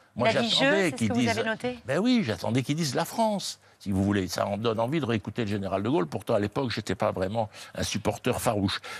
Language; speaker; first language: French; native; French